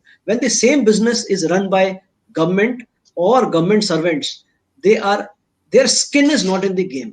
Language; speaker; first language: English; non-native, local second language; Hindi